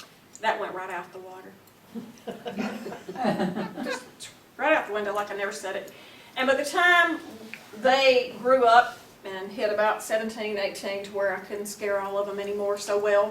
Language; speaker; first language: English; native; English